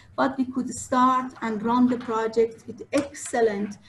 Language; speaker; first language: English; non-native, fluent; Persian